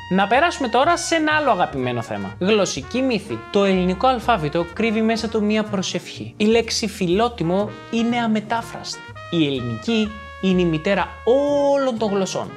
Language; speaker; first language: Greek; native; Greek